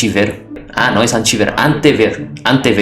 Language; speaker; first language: Portuguese; non-native, learner; Indonesian